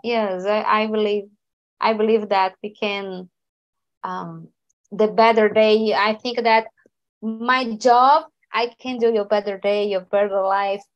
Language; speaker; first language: English; non-native, learner; Portuguese